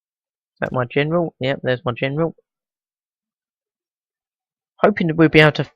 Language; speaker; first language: English; native; English